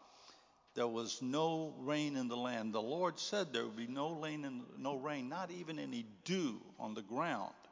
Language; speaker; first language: English; native; English